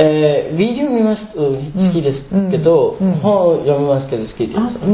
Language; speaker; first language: Japanese; non-native, learner; Burmese